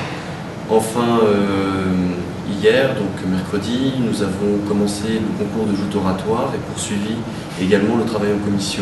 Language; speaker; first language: French; native; French